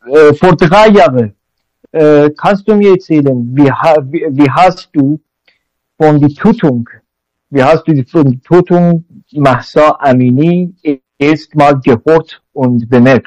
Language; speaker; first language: German; non-native, learner; Persian